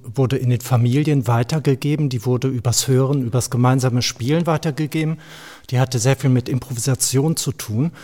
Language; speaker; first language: German; non-native, fluent; Slovenian